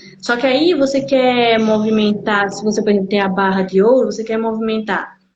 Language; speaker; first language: Portuguese; native; Portuguese